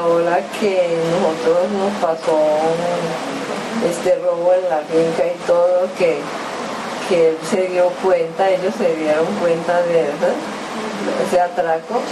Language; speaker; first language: Spanish; early bilingual, other home language; Japanese